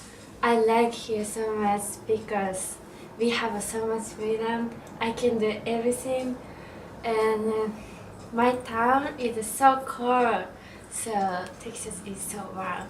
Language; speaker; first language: English; non-native, learner; Japanese